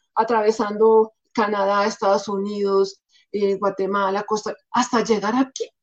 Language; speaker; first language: Spanish; native; Spanish